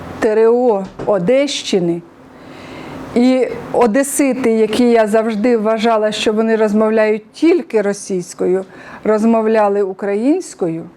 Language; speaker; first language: Ukrainian; non-native, local second language; Russian